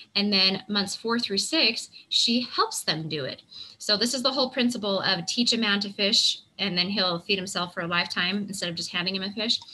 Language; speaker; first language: English; native; English